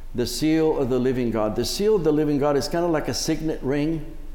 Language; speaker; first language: English; early bilingual, other home language; Spanish